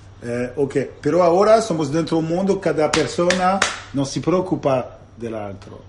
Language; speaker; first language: Italian; non-native, fluent; French